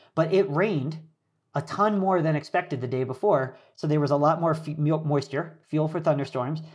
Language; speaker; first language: English; native; English